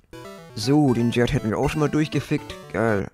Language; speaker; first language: German; native; German